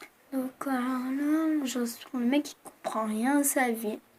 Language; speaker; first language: French; native; French